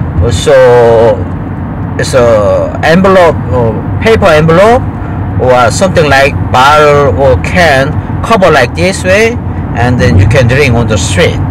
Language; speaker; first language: English; non-native, learner; Korean